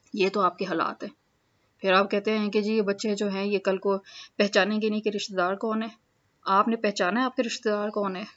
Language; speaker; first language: Urdu; non-native, local second language; Punjabi